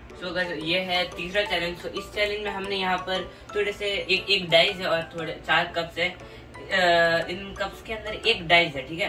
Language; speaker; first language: Hindi; native; Hindi